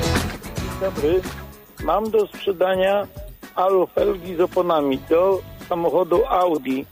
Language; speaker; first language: Polish; native; Polish